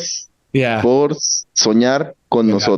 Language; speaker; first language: Spanish; native; Spanish